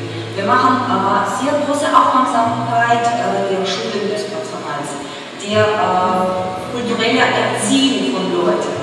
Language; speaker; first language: German; non-native, fluent; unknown